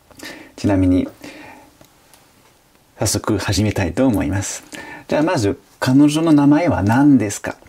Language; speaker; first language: Japanese; non-native, fluent; French